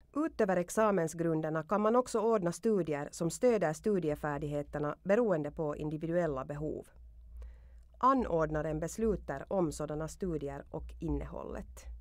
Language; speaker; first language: Swedish; native; Swedish